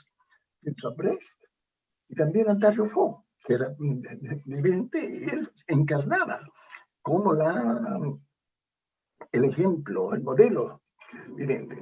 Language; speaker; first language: Spanish; non-native, fluent; Italian